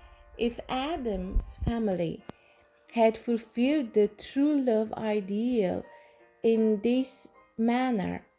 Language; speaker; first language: English; non-native, fluent; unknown